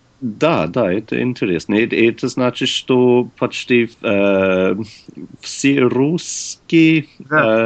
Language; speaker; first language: Russian; non-native, learner; English